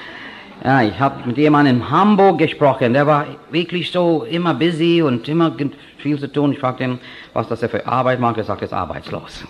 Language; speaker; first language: German; non-native, fluent; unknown